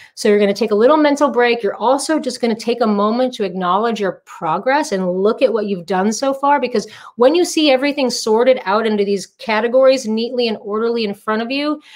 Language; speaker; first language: English; native; English